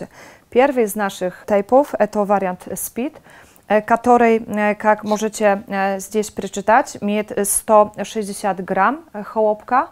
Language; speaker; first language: Russian; non-native, fluent; Polish